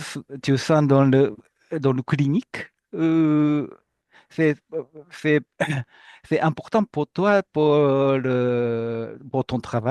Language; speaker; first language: French; non-native, fluent; Japanese